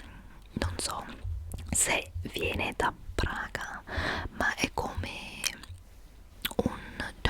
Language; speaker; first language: Italian; non-native, fluent; English